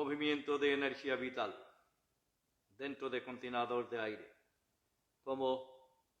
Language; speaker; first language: Spanish; non-native, learner; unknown